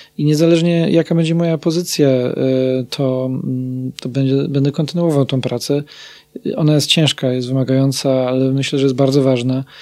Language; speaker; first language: Polish; native; Polish